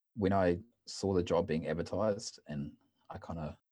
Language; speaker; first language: English; native; English